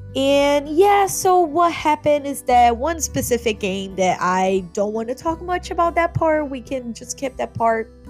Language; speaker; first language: English; non-native, fluent; Portuguese